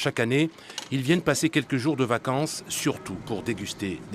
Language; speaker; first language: French; native; French